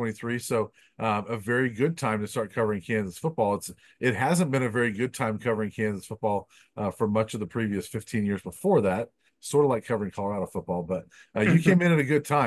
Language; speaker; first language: English; native; English